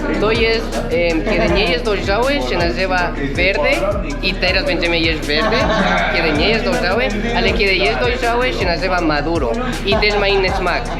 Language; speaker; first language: Polish; non-native, learner; Spanish